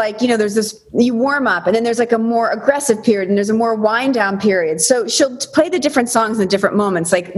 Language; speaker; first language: English; native; English